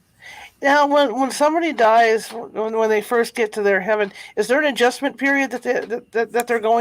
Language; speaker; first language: English; native; English